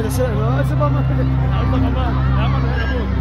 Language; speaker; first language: Hebrew; native; Hebrew